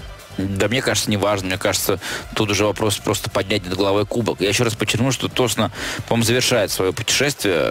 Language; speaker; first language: Russian; native; Russian